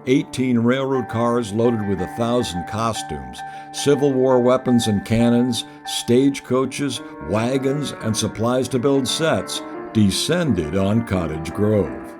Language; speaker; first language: English; native; English